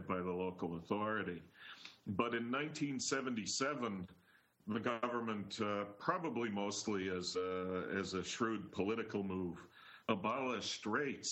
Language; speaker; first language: English; native; English